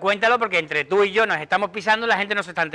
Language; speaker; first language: Spanish; native; Spanish